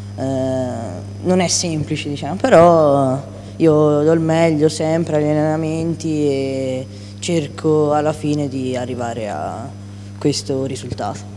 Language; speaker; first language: Italian; native; Italian